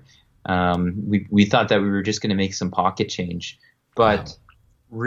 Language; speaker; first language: English; native; English